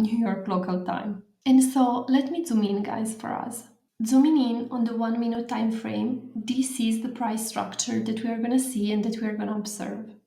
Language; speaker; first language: English; non-native, fluent; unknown